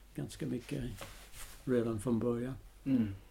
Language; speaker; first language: Swedish; non-native, fluent; English